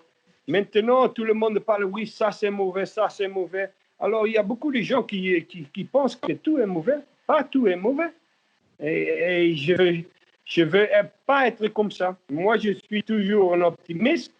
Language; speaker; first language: French; non-native, learner; Dutch